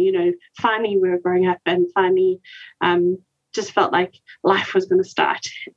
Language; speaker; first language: English; native; English